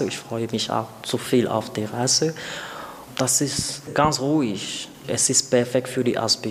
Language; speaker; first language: German; non-native, learner; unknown